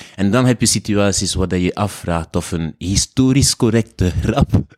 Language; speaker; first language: Dutch; non-native, fluent; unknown